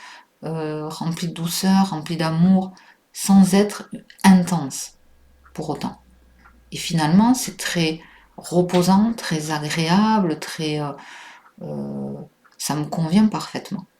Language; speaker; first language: French; native; French